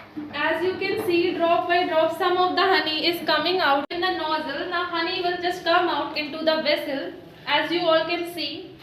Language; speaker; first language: English; non-native, local second language; Hindi